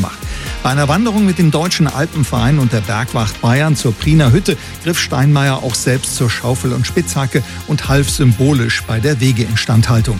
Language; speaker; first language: German; native; German